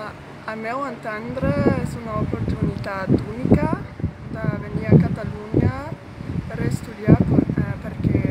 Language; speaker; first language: Spanish; non-native, fluent; German